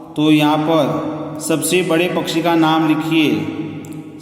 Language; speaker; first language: Hindi; non-native, local second language; Gujarati